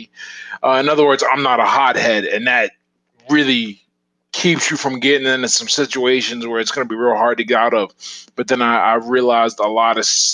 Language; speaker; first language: English; native; English